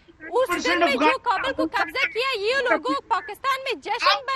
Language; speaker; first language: Hindi; non-native, fluent; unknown